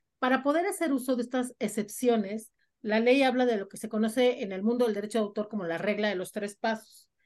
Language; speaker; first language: Spanish; native; Spanish